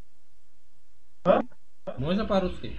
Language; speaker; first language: Russian; non-native, learner; Uzbek